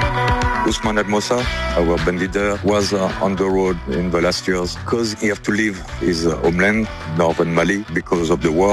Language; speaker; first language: English; non-native, fluent; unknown